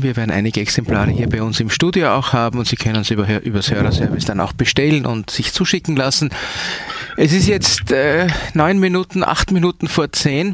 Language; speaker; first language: German; native; German